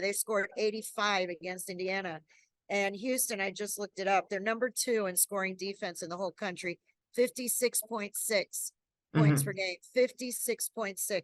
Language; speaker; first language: English; native; English